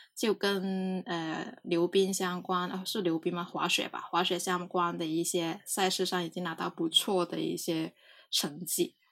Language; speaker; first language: Chinese; non-native, local second language; Cantonese